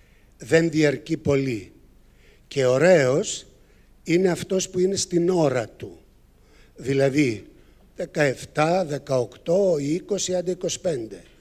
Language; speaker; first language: Greek; native; Greek